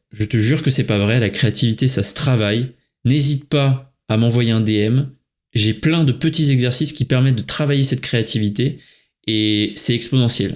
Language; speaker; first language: French; native; French